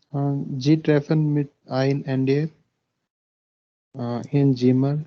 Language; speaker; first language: German; non-native, learner; Hindi